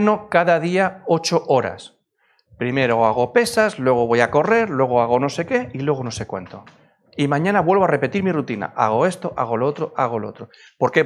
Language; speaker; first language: Spanish; native; Spanish